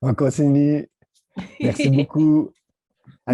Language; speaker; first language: French; native; French